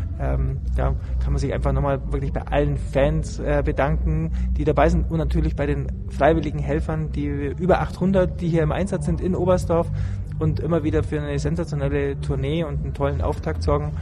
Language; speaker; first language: German; native; German